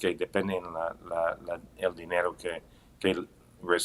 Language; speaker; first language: Spanish; non-native, fluent; English